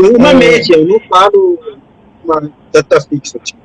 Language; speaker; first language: Portuguese; non-native, fluent; French